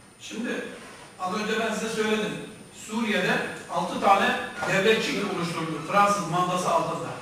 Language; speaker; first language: Turkish; native; Turkish